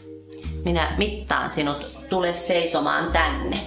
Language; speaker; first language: Finnish; native; Finnish